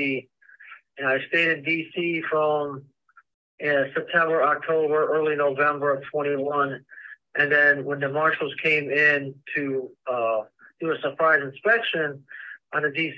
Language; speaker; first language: English; native; English